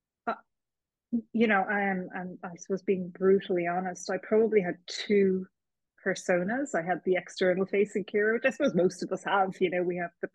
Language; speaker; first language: English; native; English